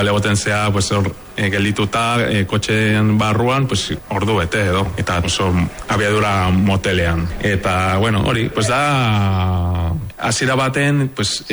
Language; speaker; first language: Basque; non-native, fluent; Spanish